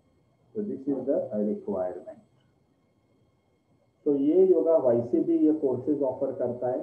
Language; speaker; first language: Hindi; native; Hindi